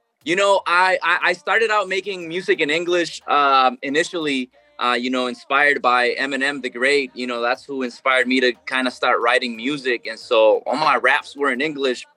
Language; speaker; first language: English; early bilingual, other home language; Spanish